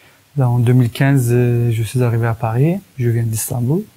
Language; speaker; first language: French; non-native, fluent; Kurdish